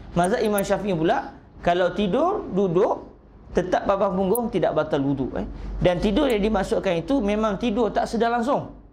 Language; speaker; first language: Malay; native; Malay